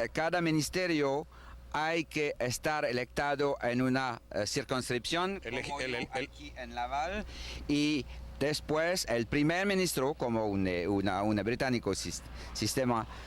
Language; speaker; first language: Spanish; non-native, learner; French